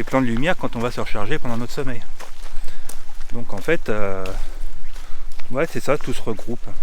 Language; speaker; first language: French; native; French